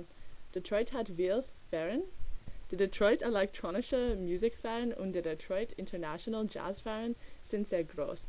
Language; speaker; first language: German; non-native, learner; English